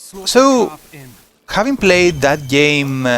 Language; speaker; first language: English; non-native, fluent; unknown